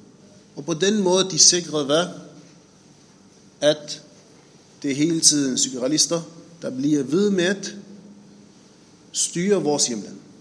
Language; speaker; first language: Danish; non-native, fluent; Arabic